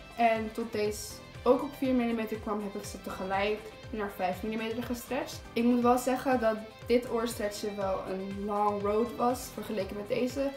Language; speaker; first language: Dutch; native; Dutch